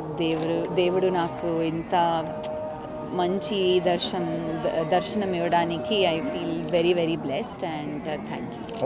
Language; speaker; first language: Telugu; non-native, local second language; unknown